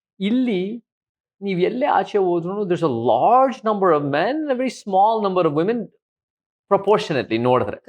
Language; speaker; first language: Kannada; early bilingual, heritage; Kannada